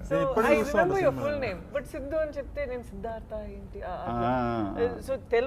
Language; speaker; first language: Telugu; non-native, local second language; Tamil